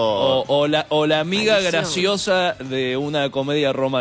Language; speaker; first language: Spanish; native; Spanish